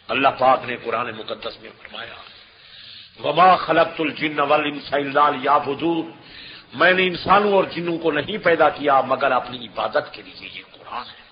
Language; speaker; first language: Urdu; non-native, local second language; Saraiki